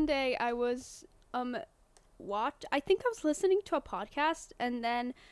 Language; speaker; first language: English; non-native, fluent; Finnish